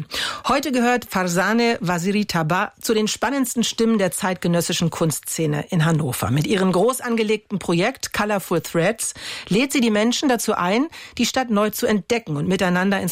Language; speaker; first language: German; native; German